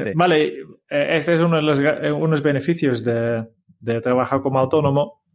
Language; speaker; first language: Spanish; non-native, fluent; Dutch